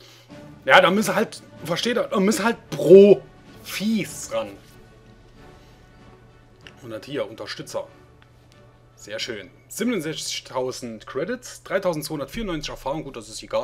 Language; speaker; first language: German; native; German